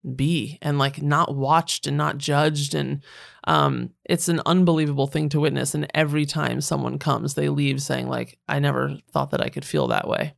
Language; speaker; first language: English; native; English